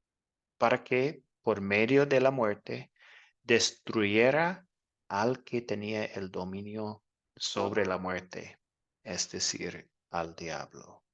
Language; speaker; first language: Spanish; non-native, fluent; English